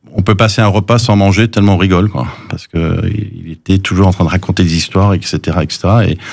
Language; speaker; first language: French; early bilingual, other home language; English